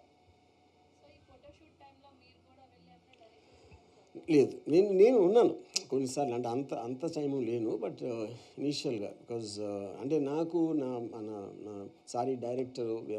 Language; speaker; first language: Telugu; native; Telugu